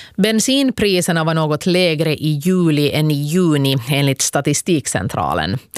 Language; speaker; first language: Swedish; native; Swedish